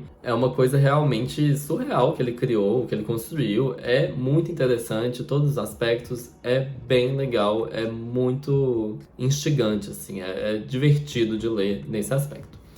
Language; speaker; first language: Portuguese; native; Portuguese